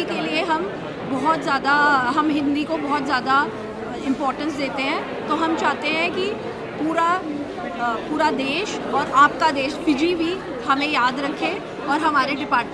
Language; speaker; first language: Hindi; native; Hindi